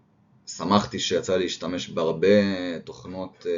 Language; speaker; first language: Hebrew; native; Hebrew